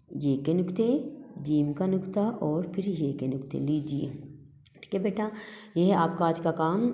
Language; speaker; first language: Urdu; native; Urdu